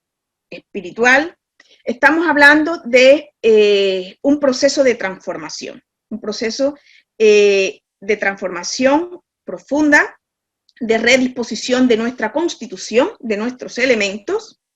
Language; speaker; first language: Spanish; native; Spanish